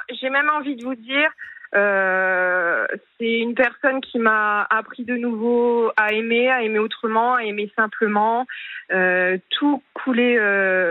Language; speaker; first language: French; native; French